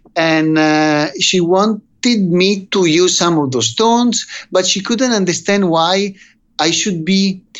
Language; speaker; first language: English; non-native, fluent; Italian